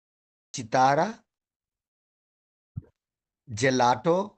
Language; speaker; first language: Italian; non-native, learner; Bangla